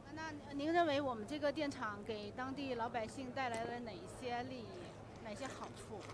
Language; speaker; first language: Chinese; native; Chinese